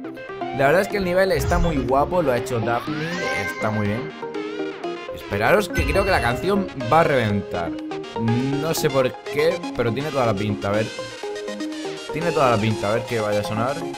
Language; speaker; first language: Spanish; native; Spanish